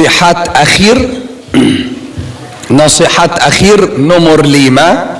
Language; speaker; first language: Indonesian; non-native, learner; Arabic